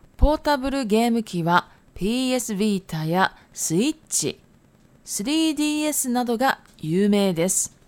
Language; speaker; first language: Japanese; non-native, fluent; Chinese